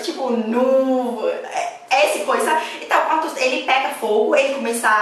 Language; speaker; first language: Portuguese; non-native, learner; Thai